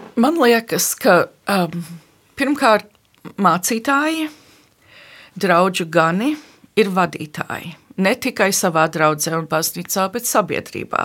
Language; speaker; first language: Latvian; early bilingual, heritage; Latvian